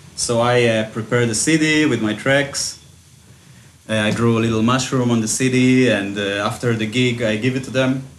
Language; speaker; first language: English; early bilingual, other home language; Russian